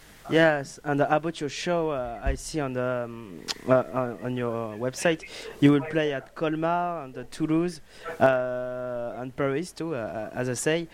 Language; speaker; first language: English; non-native, learner; French